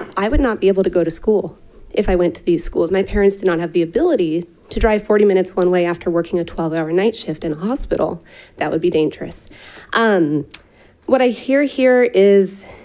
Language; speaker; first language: English; native; English